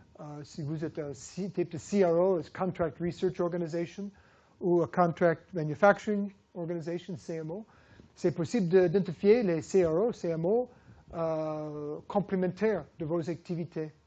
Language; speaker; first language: French; non-native, fluent; English